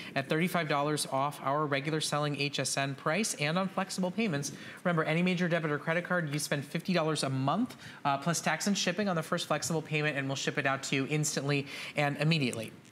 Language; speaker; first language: English; native; English